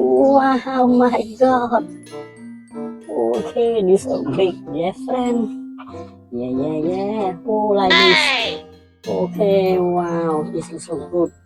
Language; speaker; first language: English; non-native, learner; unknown